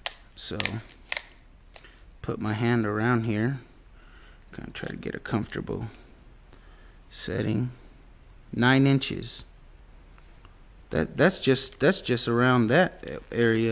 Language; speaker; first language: English; native; English